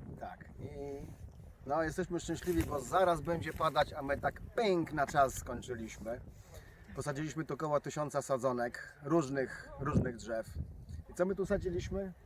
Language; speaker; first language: Polish; native; Polish